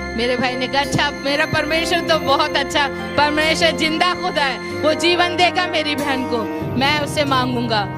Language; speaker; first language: Hindi; native; Hindi